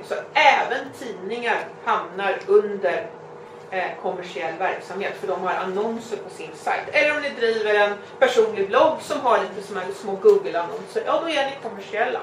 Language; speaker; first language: Swedish; native; Swedish